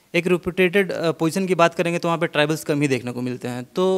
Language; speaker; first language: Hindi; native; Hindi